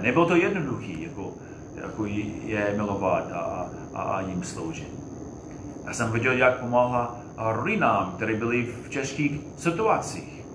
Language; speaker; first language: Czech; non-native, fluent; English